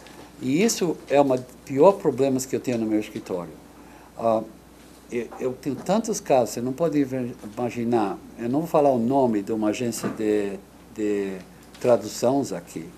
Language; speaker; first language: Portuguese; non-native, fluent; English